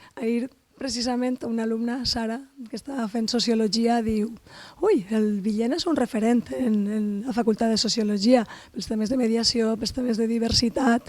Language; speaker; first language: Catalan; native; Catalan